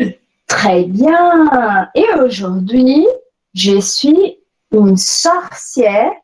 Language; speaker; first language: French; non-native, fluent; Portuguese